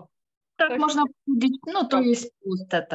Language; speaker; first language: Polish; non-native, learner; Ukrainian